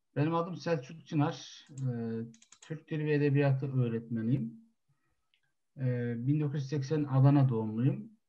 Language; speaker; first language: Turkish; native; Turkish